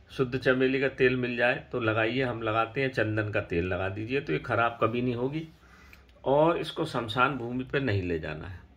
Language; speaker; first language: Hindi; native; Hindi